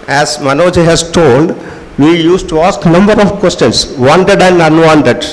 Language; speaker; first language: English; non-native, local second language; Malayalam